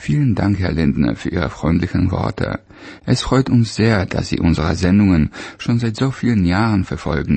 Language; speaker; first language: German; native; German